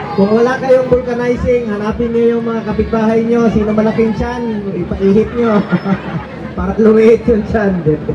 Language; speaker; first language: Filipino; non-native, local second language; Cebuano